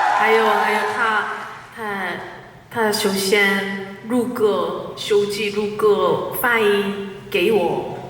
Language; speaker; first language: Chinese; non-native, learner; Korean